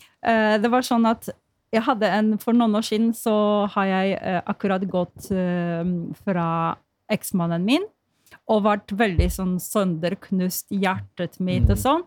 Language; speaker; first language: Norwegian; non-native, fluent; Polish